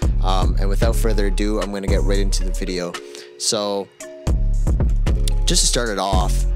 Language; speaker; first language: English; native; English